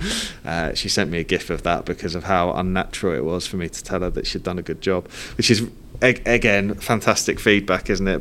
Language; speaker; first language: English; native; English